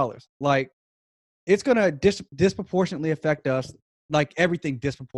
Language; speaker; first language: English; native; English